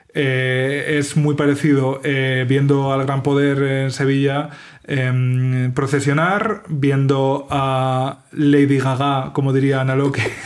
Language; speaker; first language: Spanish; native; Spanish